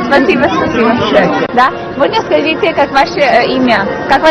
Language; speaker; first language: Russian; non-native, learner; Hindi